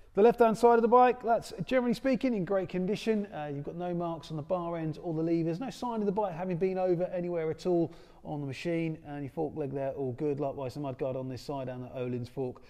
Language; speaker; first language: English; native; English